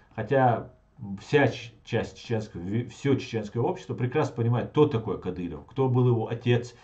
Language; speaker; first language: Russian; non-native, local second language; Chechen